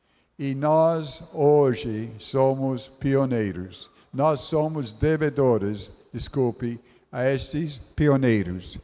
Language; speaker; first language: Portuguese; non-native, fluent; English